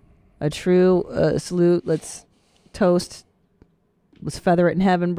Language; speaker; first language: English; native; English